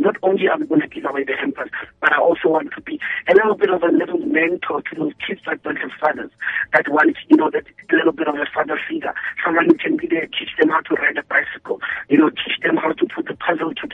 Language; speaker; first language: English; non-native, local second language; Southern Sotho